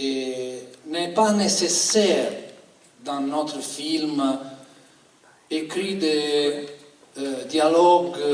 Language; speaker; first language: French; non-native, learner; Italian